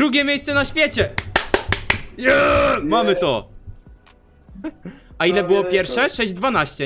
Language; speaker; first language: Polish; native; Polish